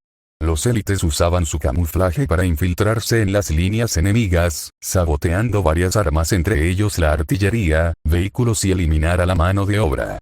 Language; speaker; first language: Spanish; native; Spanish